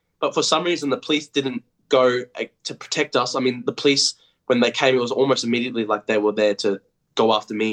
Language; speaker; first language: English; native; English